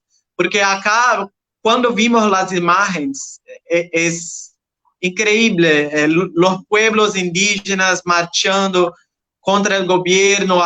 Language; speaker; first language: Spanish; non-native, learner; Portuguese